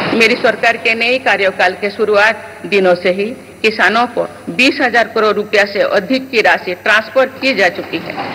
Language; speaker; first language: Hindi; non-native, local second language; Santali